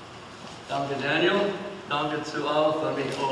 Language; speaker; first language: German; early bilingual, heritage; English